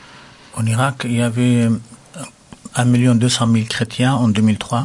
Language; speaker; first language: French; non-native, local second language; Arabic